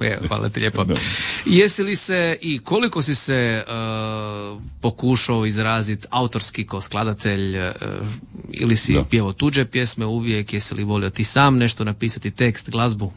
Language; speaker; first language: Serbian; native; Serbian